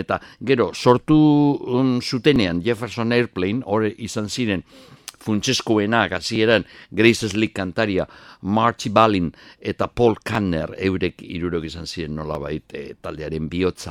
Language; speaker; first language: Basque; native; Basque